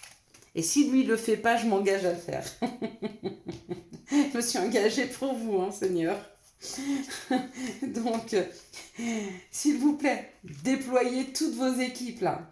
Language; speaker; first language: French; native; French